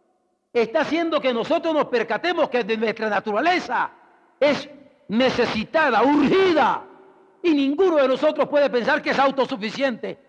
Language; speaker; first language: Spanish; native; Spanish